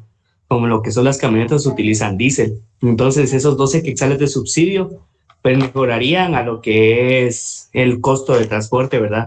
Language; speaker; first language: Spanish; native; Spanish